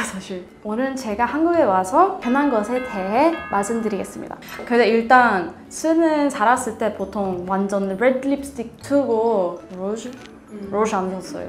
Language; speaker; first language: Korean; non-native, learner; Swedish